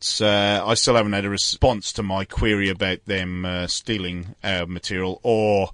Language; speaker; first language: English; native; English